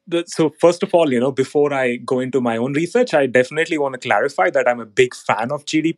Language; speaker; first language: English; non-native, local second language; Telugu